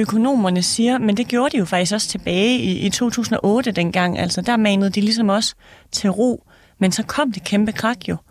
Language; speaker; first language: Danish; native; Danish